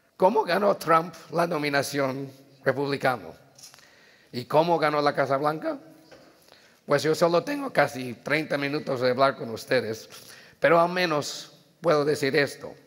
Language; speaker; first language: Spanish; early bilingual, heritage; Spanish